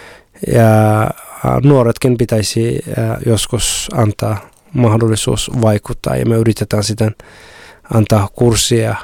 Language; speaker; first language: Finnish; non-native, fluent; Somali